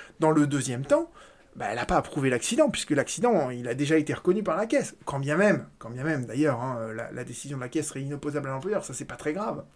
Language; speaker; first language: French; native; French